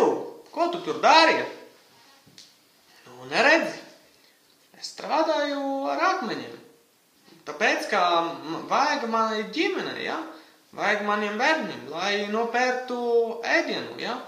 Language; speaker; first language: Latvian; non-native, fluent; Italian